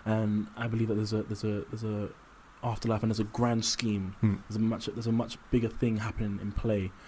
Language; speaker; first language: English; native; English